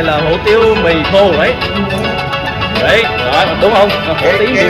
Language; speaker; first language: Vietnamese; early bilingual, heritage; Vietnamese